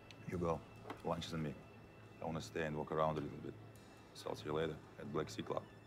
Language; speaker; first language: English; non-native, fluent; Russian